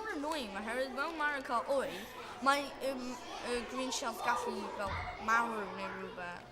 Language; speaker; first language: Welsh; non-native, local second language; English